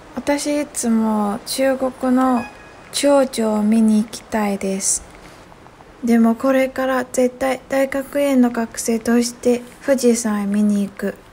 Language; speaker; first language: Japanese; non-native, learner; Chinese